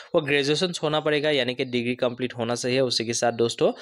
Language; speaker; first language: Hindi; non-native, local second language; Assamese